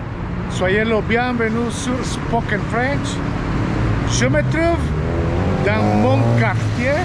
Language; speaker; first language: French; non-native, fluent; Spanish